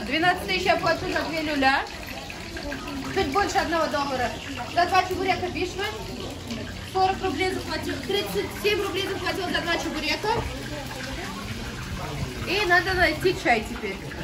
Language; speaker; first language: Russian; native; Russian